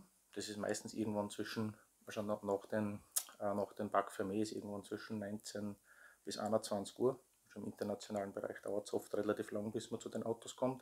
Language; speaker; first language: German; native; German